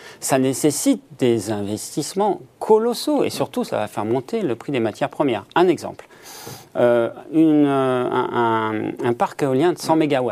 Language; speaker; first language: French; native; French